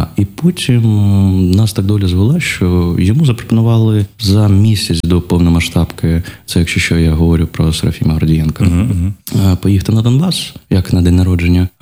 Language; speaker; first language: Ukrainian; non-native, local second language; Russian